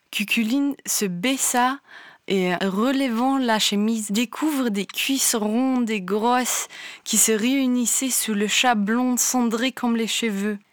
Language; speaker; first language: French; non-native, fluent; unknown